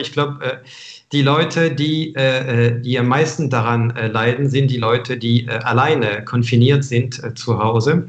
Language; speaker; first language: German; non-native, fluent; French